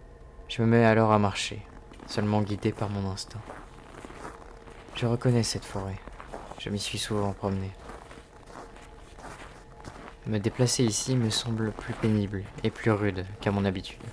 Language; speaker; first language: French; native; French